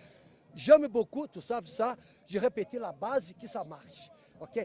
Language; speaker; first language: French; non-native, fluent; Portuguese